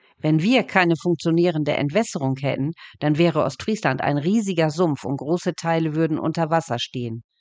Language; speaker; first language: German; native; German